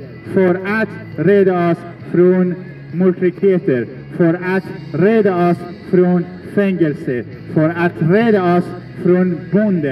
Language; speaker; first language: Swedish; non-native, learner; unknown